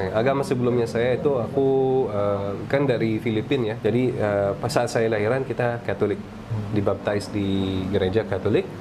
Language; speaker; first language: Indonesian; non-native, fluent; Filipino